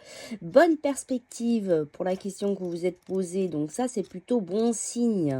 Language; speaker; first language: French; native; French